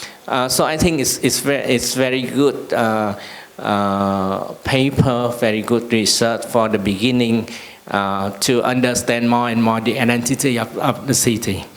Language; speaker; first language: English; non-native, learner; Vietnamese